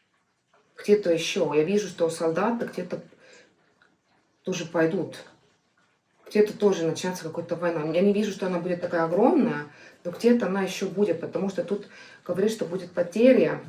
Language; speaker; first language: Russian; non-native, fluent; Estonian